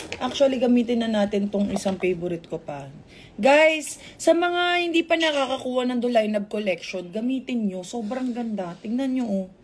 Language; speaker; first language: Filipino; native; Filipino